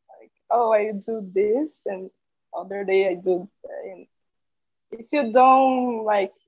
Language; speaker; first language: English; non-native, learner; Portuguese